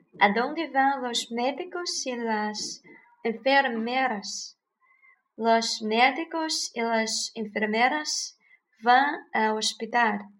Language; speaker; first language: Spanish; non-native, learner; Chinese